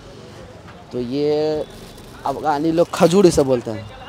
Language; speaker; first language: Hindi; non-native, learner; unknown